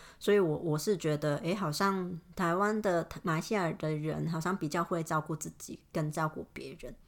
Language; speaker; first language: Chinese; non-native, local second language; Cantonese